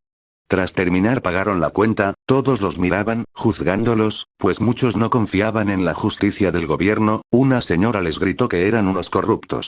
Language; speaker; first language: Spanish; native; Spanish